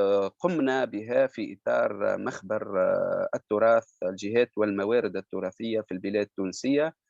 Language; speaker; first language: Arabic; native; Arabic